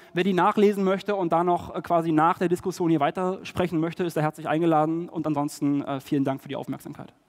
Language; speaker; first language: German; native; German